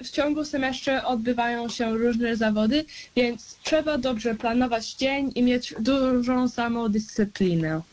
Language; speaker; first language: Polish; early bilingual, heritage; Polish